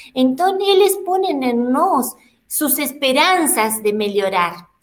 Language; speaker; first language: Portuguese; non-native, learner; Spanish